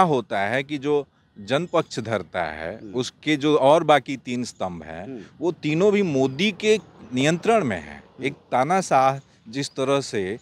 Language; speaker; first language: Hindi; native; Hindi